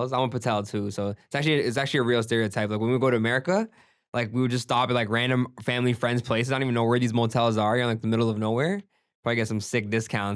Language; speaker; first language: English; early bilingual, other home language; Gujarati